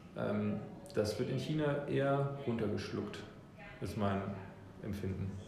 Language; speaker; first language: German; early bilingual, other home language; English